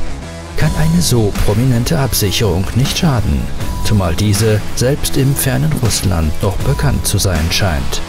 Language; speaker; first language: German; native; German